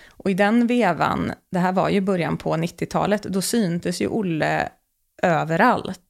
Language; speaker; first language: Swedish; native; Swedish